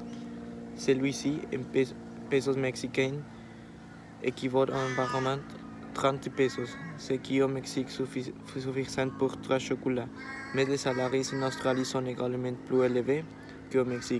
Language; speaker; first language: French; non-native, learner; Spanish